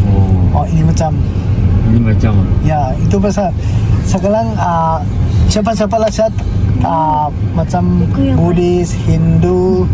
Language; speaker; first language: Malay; non-native, learner; Tedim Chin